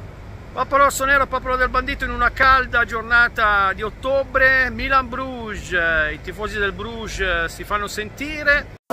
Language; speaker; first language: Italian; native; Italian